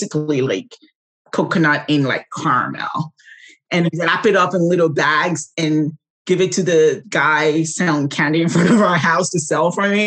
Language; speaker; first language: English; non-native, local second language; Yoruba